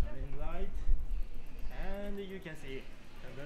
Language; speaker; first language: English; non-native, learner; Japanese